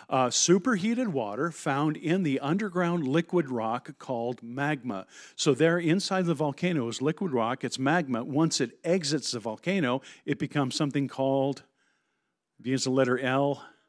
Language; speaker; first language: English; native; English